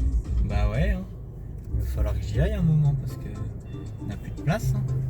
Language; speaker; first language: French; native; French